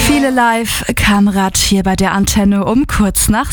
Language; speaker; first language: German; native; German